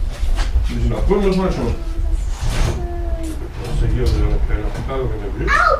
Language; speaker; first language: German; native; German